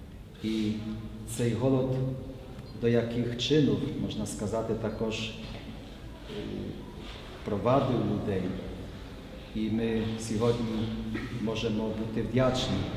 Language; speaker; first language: Ukrainian; non-native, fluent; Polish